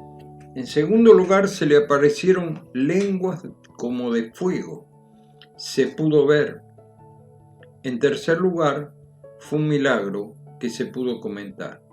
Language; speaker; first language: Spanish; native; Spanish